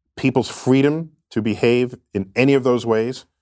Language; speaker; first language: English; native; English